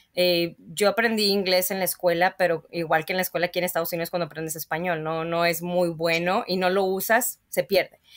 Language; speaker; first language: Spanish; native; Spanish